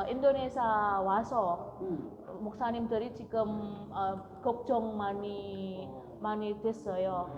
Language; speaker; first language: Korean; non-native, learner; Indonesian